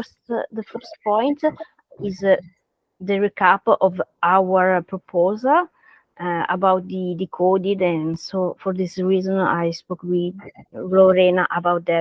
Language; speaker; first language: English; non-native, learner; Italian